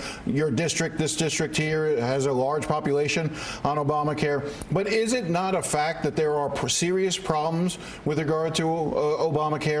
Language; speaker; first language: English; native; English